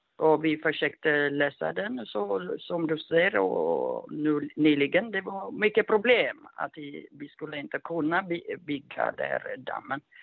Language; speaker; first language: Swedish; non-native, fluent; Amharic